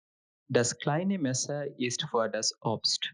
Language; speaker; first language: German; non-native, fluent; Bangla